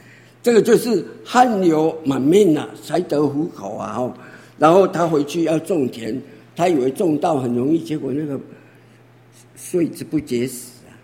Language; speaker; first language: Chinese; native; Chinese